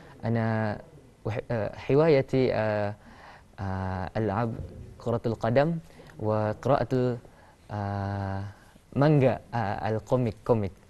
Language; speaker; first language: Arabic; non-native, learner; Malay